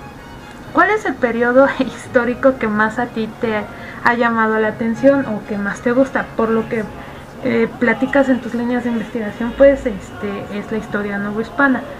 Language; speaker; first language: Spanish; native; Spanish